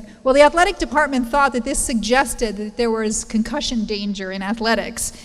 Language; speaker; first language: English; native; English